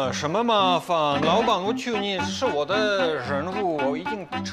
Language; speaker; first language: Chinese; non-native, learner; English